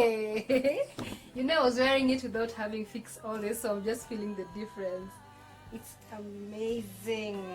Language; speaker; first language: English; non-native, local second language; Swahili